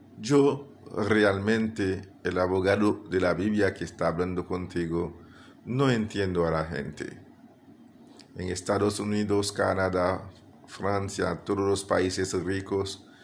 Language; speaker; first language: Spanish; non-native, fluent; Haitian Creole